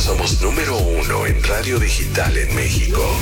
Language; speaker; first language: Spanish; native; Spanish